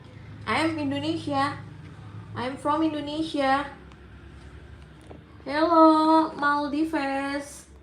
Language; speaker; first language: English; non-native, learner; Indonesian